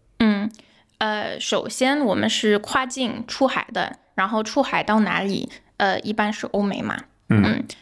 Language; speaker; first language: Chinese; non-native, fluent; English